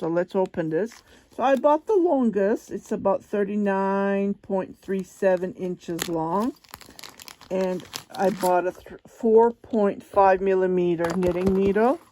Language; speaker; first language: English; non-native, fluent; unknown